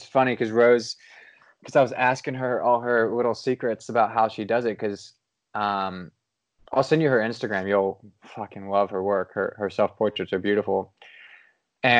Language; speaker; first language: English; native; English